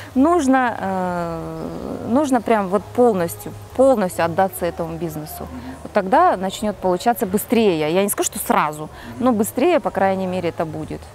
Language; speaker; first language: Russian; non-native, local second language; Kazakh